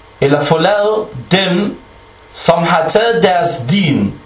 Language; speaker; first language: Danish; non-native, fluent; Arabic